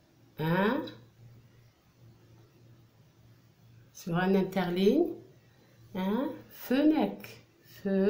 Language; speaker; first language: French; non-native, local second language; Arabic